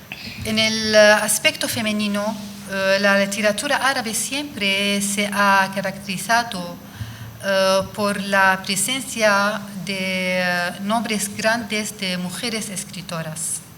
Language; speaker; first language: Spanish; non-native, fluent; Arabic